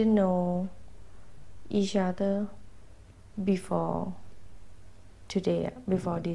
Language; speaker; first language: English; non-native, learner; Thai